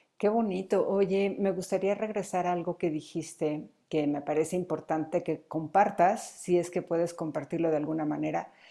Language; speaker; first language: Spanish; native; Spanish